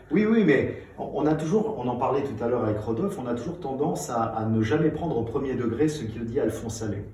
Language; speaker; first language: French; native; French